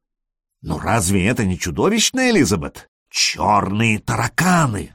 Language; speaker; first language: Russian; native; Russian